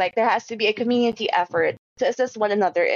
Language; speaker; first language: English; non-native, local second language; Hiligaynon